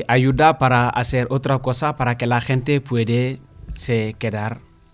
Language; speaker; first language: Spanish; non-native, learner; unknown